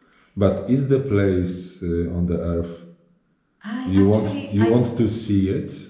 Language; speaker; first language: English; non-native, learner; Polish